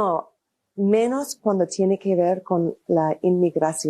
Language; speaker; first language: Spanish; non-native, fluent; English